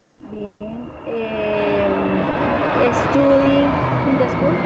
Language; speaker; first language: English; non-native, learner; Spanish